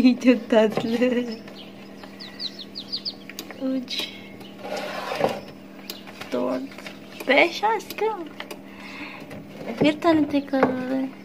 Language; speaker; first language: Turkish; non-native, learner; Indonesian